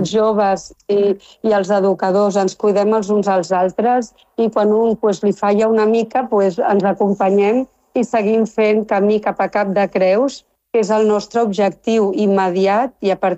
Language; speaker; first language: Catalan; non-native, local second language; Spanish